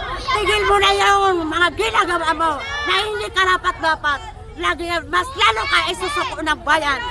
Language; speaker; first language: Filipino; non-native, local second language; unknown